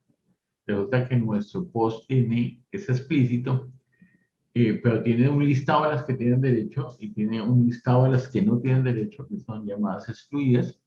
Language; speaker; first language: Spanish; native; Spanish